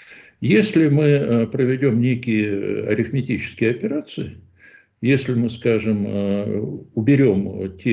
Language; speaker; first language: Russian; native; Russian